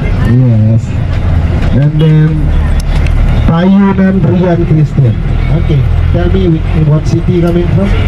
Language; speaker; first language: English; non-native, fluent; Indonesian